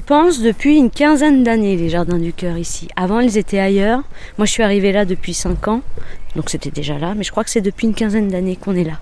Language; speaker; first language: French; native; French